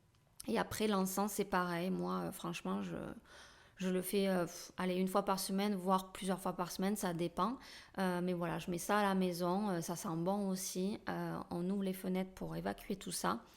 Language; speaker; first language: French; native; French